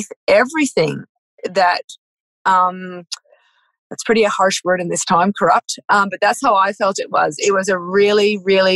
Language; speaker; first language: English; native; English